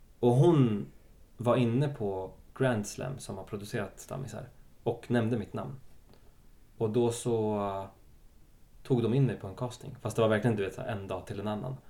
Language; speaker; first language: Swedish; early bilingual, other home language; Spanish